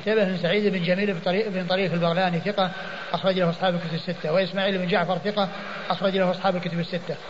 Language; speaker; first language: Arabic; native; Arabic